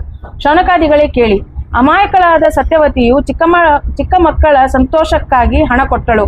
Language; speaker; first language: Kannada; native; Kannada